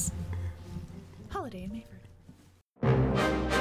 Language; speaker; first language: English; native; English